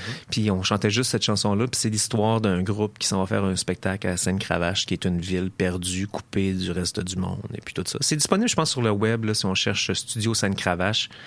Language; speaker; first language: French; native; French